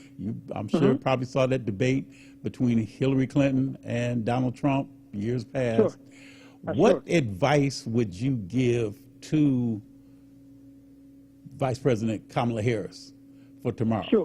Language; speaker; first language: English; native; English